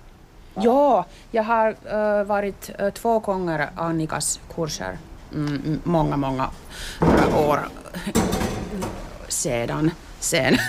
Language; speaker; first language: Swedish; non-native, learner; Finnish